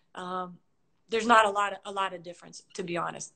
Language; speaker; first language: English; native; English